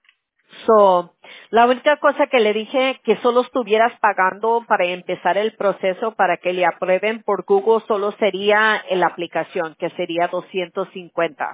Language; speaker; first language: Spanish; early bilingual, heritage; English